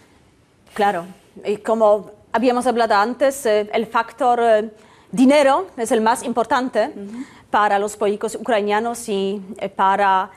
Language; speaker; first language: Spanish; non-native, fluent; Polish